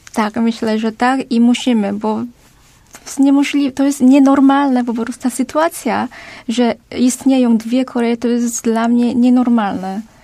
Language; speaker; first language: Polish; non-native, fluent; Korean